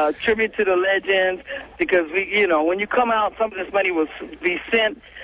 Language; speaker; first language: English; non-native, learner; Spanish